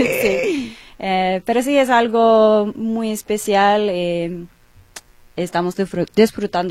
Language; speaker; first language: Spanish; non-native, learner; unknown